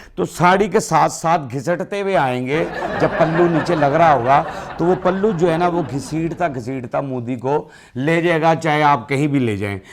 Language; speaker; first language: Urdu; non-native, local second language; Punjabi